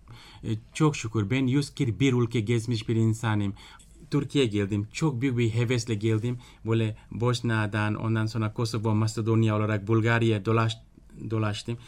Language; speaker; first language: Turkish; non-native, fluent; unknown